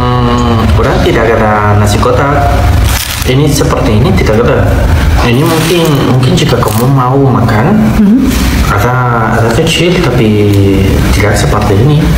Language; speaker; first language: Indonesian; non-native, learner; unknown